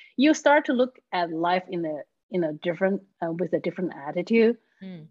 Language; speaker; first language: English; non-native, fluent; Chinese